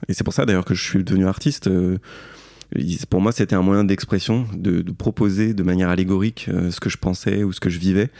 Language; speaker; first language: French; native; French